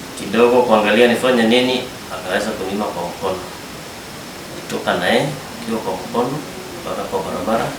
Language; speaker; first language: Swahili; non-native, local second language; Kamba